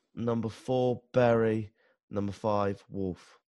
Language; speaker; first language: English; native; English